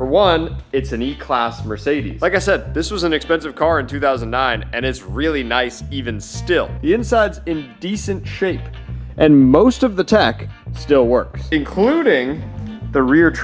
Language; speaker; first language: English; native; English